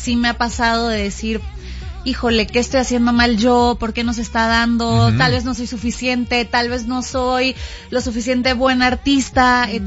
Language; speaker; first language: Spanish; native; Spanish